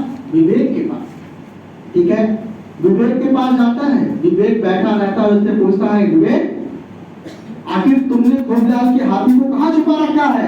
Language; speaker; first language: Hindi; native; Hindi